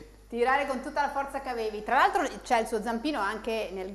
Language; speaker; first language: Italian; native; Italian